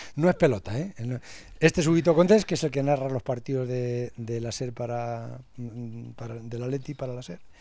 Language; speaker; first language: Spanish; native; Spanish